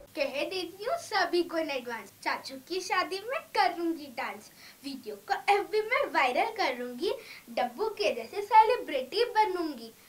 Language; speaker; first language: Nepali; native; Nepali